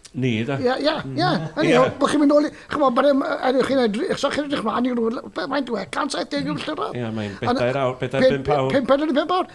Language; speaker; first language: Welsh; native; Welsh